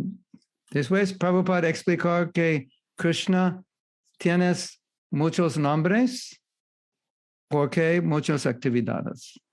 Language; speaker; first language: Spanish; non-native, learner; English